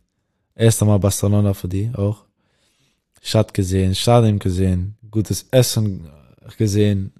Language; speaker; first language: German; non-native, learner; Dutch